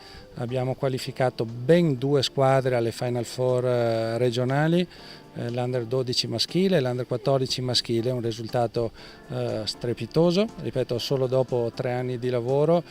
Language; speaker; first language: Italian; native; Italian